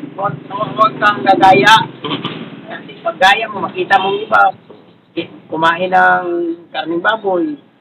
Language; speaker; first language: Filipino; non-native, local second language; Cebuano